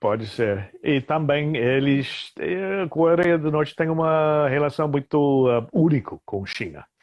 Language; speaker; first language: Portuguese; non-native, fluent; English